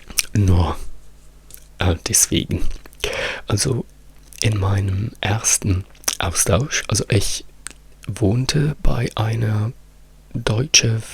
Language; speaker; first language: German; non-native, fluent; Italian